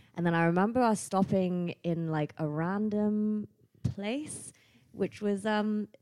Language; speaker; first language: English; non-native, fluent; Thai